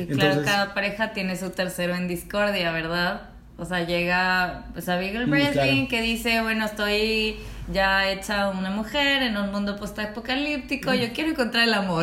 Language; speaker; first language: Spanish; native; Spanish